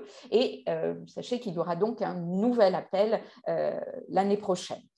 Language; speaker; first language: French; native; French